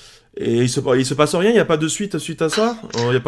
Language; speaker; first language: French; native; French